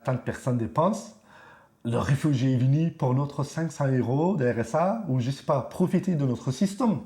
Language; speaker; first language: French; non-native, learner; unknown